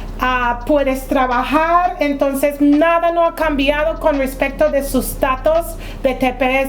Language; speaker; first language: Spanish; non-native, fluent; English